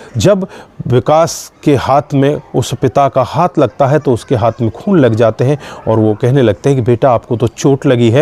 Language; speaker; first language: Hindi; native; Hindi